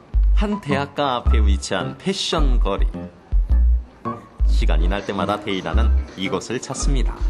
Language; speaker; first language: Korean; native; Korean